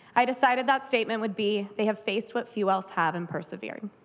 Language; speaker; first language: English; native; English